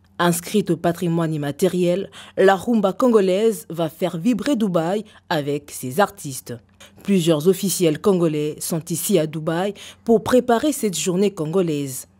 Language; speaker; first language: French; non-native, local second language; Lingala